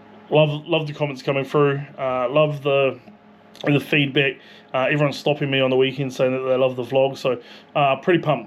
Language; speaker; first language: English; native; English